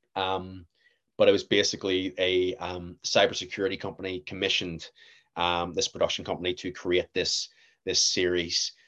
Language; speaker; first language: English; native; English